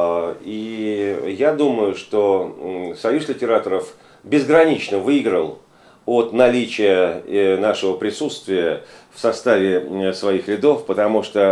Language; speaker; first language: Russian; native; Russian